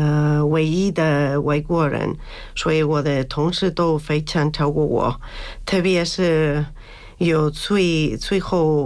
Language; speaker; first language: Chinese; non-native, learner; Spanish